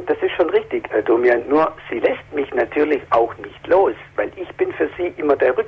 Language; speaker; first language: German; native; German